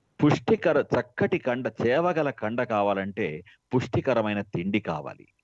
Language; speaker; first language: Telugu; native; Telugu